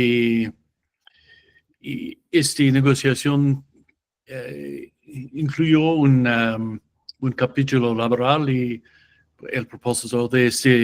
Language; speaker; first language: Spanish; non-native, fluent; English